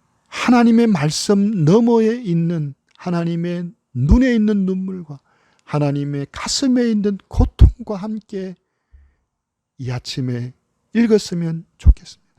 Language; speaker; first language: Korean; native; Korean